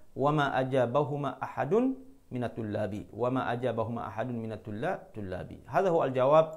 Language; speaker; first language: Arabic; non-native, fluent; Malay